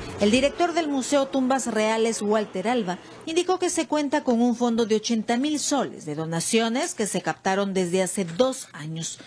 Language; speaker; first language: Spanish; native; Spanish